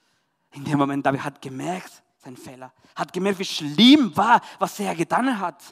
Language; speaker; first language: German; non-native, learner; Spanish